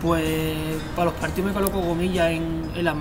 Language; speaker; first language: Spanish; native; Spanish